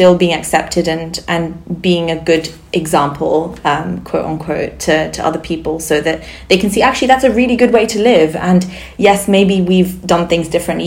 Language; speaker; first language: English; non-native, fluent; Sindhi